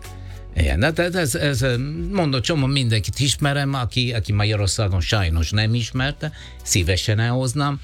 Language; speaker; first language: Hungarian; non-native, learner; Italian